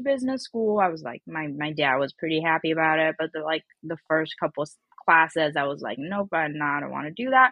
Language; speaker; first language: English; non-native, fluent; Chinese